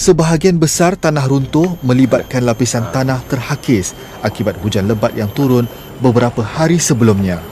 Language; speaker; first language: Malay; native; Malay